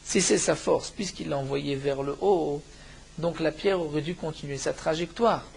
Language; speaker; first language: French; native; French